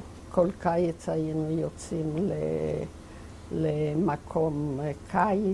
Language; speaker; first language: Hebrew; non-native, fluent; Yiddish